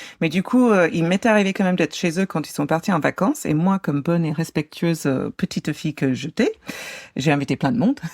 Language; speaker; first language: French; non-native, fluent; English